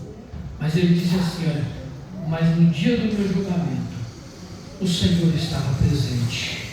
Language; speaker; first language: Portuguese; native; Portuguese